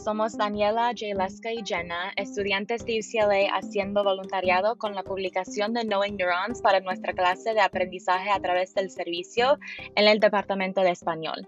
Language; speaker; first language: Spanish; non-native, fluent; English